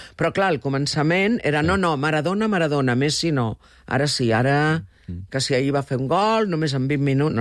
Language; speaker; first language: Catalan; early bilingual, heritage; Catalan